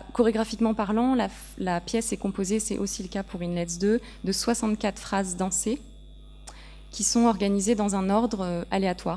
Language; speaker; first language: French; native; French